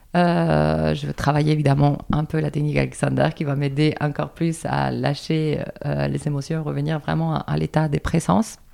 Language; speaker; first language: French; non-native, fluent; Spanish